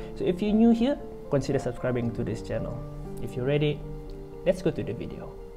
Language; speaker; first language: English; non-native, local second language; Malay